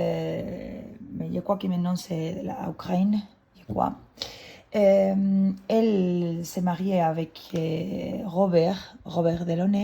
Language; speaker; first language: French; non-native, fluent; Spanish